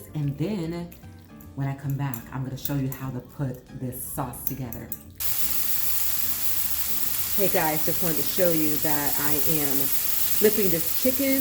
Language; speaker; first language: English; native; English